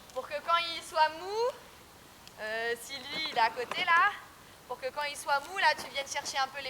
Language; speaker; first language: French; native; French